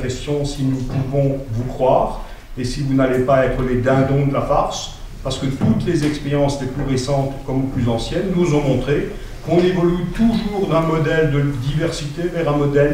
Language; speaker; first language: French; native; French